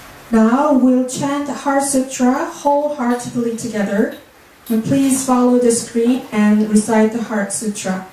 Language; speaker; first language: English; non-native, learner; Korean